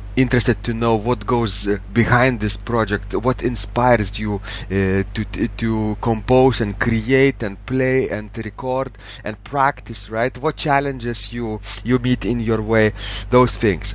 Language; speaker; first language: English; non-native, fluent; Lithuanian